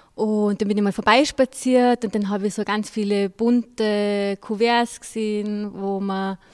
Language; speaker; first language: German; native; German